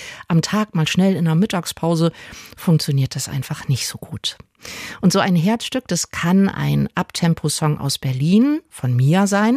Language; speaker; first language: German; native; German